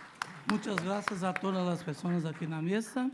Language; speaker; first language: Spanish; non-native, learner; Portuguese